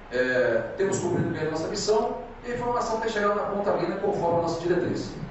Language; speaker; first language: Portuguese; native; Portuguese